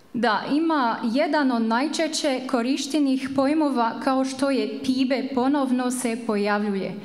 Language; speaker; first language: Serbian; non-native, fluent; French